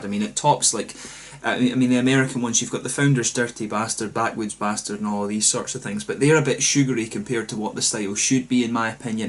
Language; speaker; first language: English; native; English